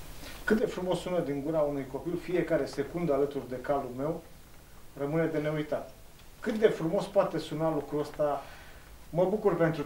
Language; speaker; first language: Romanian; native; Romanian